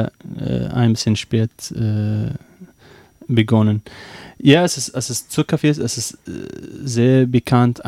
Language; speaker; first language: German; non-native, learner; Arabic